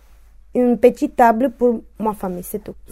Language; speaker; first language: French; non-native, learner; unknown